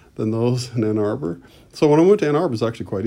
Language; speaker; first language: English; native; English